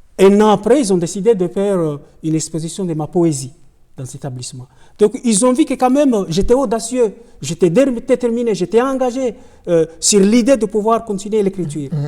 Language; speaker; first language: French; non-native, local second language; Ngazidja Comorian